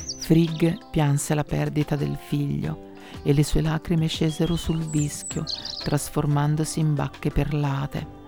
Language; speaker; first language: Italian; native; Italian